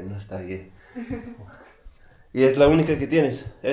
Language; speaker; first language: Spanish; non-native, learner; English